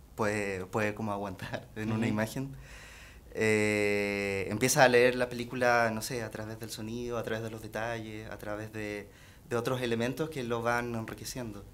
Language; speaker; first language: Spanish; native; Spanish